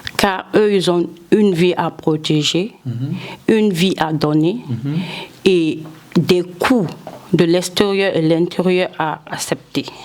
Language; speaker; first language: French; non-native, local second language; Fula